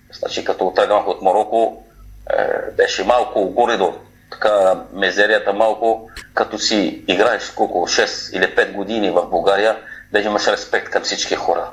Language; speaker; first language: Bulgarian; non-native, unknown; Arabic